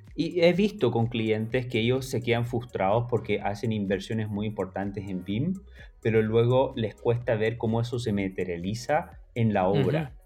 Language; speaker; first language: Spanish; native; Spanish